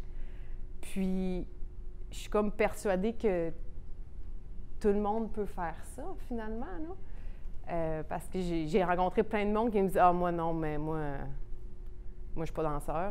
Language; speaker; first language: French; native; French